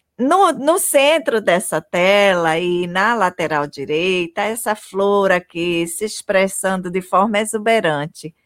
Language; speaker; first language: Portuguese; native; Portuguese